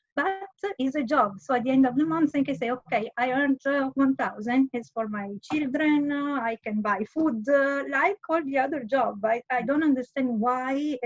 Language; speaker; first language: English; non-native, fluent; Italian